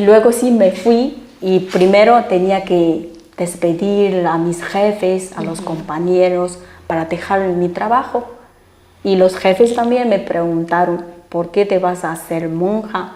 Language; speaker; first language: Spanish; non-native, fluent; Chinese